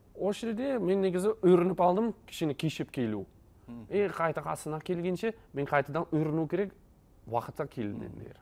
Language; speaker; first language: Kazakh; non-native, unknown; Dutch